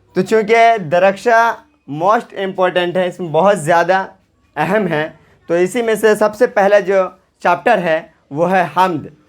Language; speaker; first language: Urdu; native; Urdu